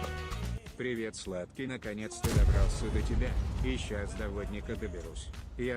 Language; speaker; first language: Russian; native; Russian